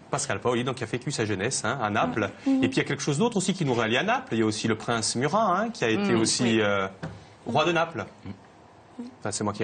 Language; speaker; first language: French; native; French